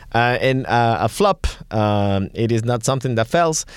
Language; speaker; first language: English; non-native, fluent; Spanish